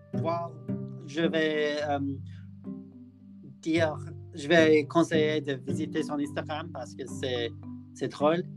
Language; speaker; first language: French; non-native, learner; English